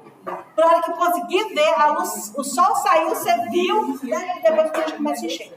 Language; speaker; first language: Portuguese; native; Portuguese